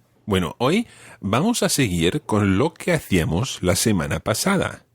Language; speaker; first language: Spanish; non-native, fluent; English